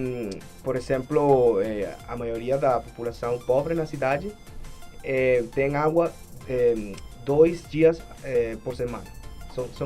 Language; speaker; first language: Portuguese; non-native, fluent; Spanish